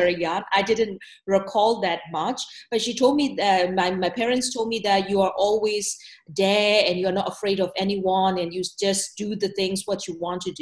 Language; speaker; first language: English; non-native, learner; Burmese